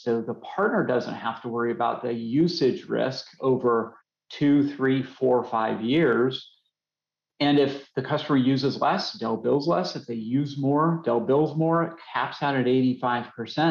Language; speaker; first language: English; native; English